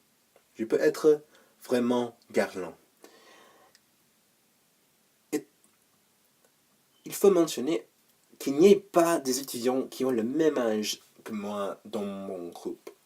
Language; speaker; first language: French; non-native, learner; English